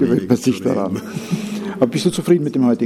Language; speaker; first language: German; native; German